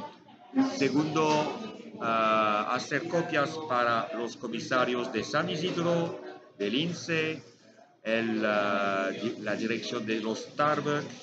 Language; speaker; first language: Spanish; non-native, learner; French